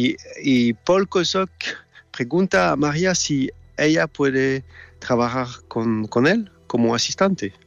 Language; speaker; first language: Spanish; non-native, learner; French